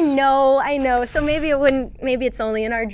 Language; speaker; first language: English; native; English